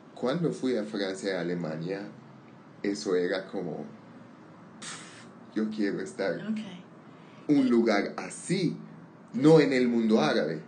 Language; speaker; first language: Spanish; non-native, learner; Armenian